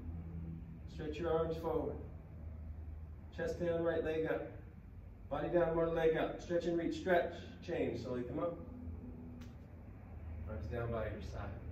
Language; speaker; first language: English; native; English